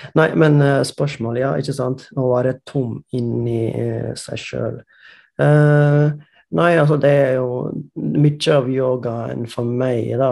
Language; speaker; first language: Norwegian; non-native, fluent; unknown